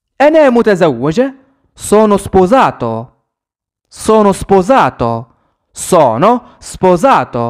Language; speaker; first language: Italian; non-native, fluent; Arabic